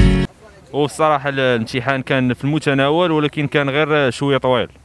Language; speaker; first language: Arabic; native; Arabic